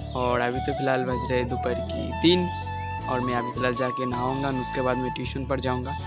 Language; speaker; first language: Hindi; non-native, local second language; Bangla